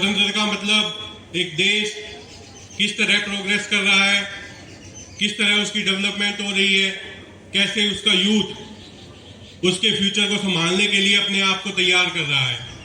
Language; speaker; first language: Hindi; native; Hindi